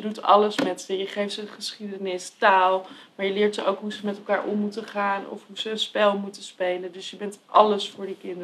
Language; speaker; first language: Dutch; native; Dutch